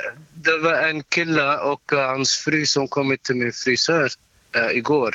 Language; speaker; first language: Swedish; non-native, local second language; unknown